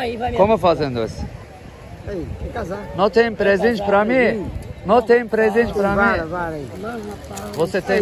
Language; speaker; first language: Portuguese; non-native, learner; Turkish